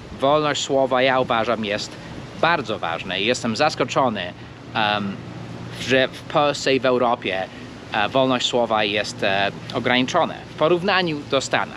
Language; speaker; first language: Polish; non-native, fluent; English